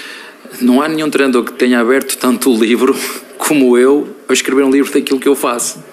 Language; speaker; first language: Portuguese; native; Portuguese